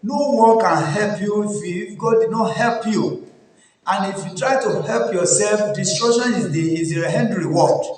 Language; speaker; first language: English; non-native, local second language; Yoruba